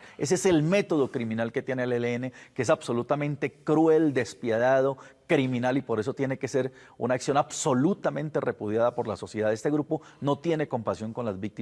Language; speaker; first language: Spanish; native; Spanish